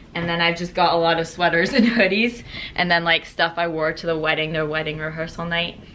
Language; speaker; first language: English; native; English